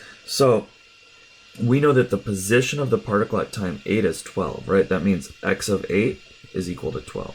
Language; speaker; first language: English; native; English